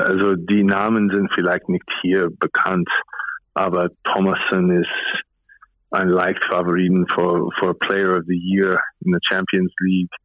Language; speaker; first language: German; non-native, fluent; English